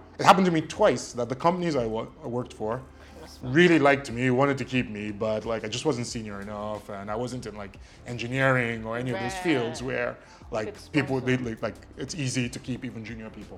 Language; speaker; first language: English; non-native, local second language; Yoruba